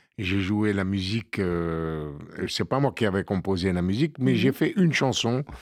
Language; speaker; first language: French; native; French